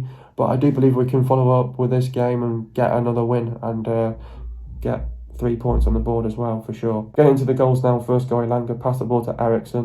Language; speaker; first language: English; native; English